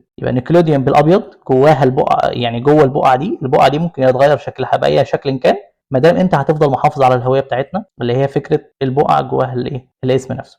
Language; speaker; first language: Arabic; native; Arabic